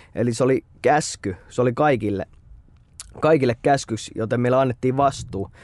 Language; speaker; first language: Finnish; native; Finnish